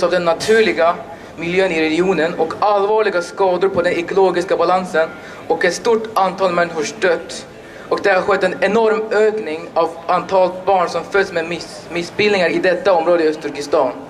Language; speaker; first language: Swedish; non-native, learner; Uyghur